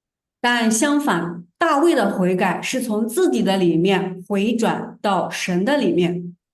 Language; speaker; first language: Chinese; native; Chinese